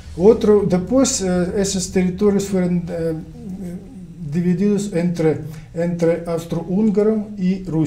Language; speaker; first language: Portuguese; non-native, learner; Ukrainian